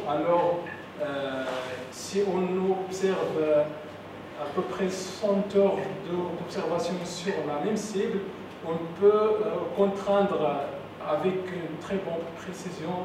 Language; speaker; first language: French; non-native, local second language; Arabic